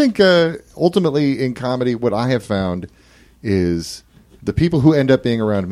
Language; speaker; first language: English; native; English